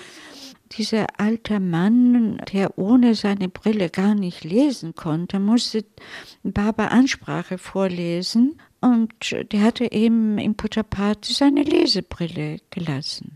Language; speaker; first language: German; non-native, fluent; Italian